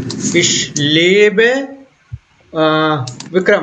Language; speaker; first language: German; non-native, fluent; Hindi